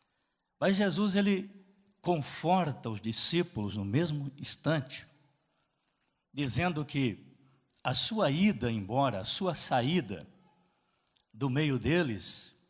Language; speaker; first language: Portuguese; native; Portuguese